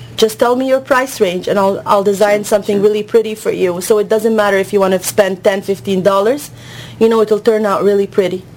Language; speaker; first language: English; non-native, fluent; Arabic